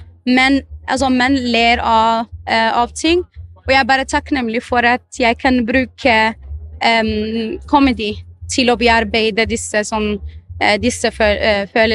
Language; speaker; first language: Norwegian; non-native, fluent; Arabic